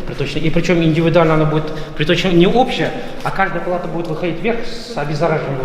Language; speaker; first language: Russian; native; Russian